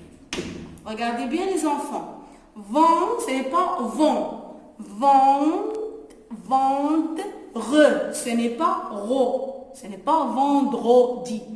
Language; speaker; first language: French; non-native, local second language; Arabic